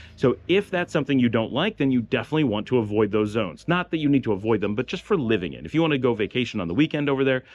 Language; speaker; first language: English; native; English